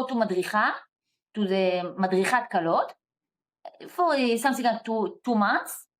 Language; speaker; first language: English; non-native, learner; Hebrew